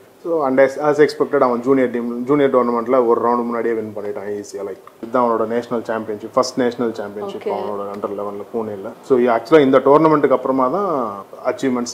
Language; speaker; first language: Tamil; native; Tamil